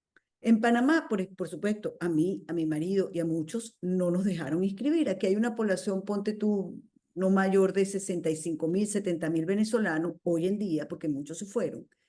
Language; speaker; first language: Spanish; native; Spanish